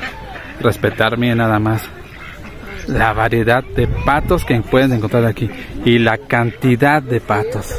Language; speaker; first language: Spanish; native; Spanish